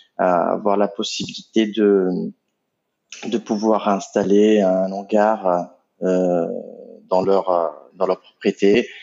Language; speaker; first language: French; non-native, fluent; Italian